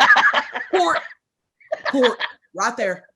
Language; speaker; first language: English; native; English